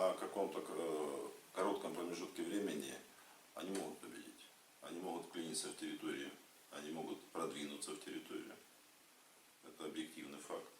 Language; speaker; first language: Russian; native; Russian